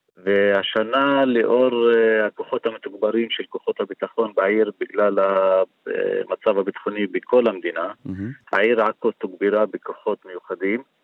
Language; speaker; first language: Hebrew; non-native, local second language; Arabic